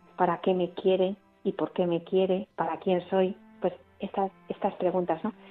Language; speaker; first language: Spanish; native; Spanish